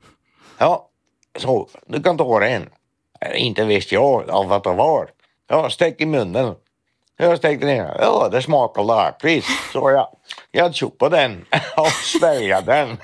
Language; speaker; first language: Swedish; non-native, fluent; Dutch